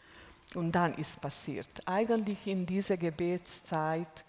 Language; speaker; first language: German; non-native, fluent; Hungarian